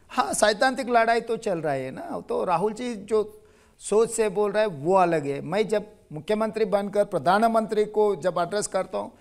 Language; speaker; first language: Hindi; non-native, local second language; Telugu